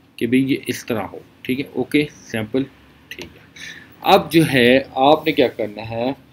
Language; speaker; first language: Urdu; native; Urdu